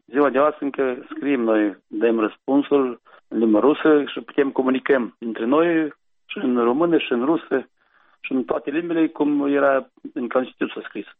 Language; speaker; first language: Romanian; non-native, local second language; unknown